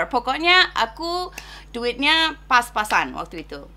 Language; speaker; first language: Indonesian; non-native, fluent; English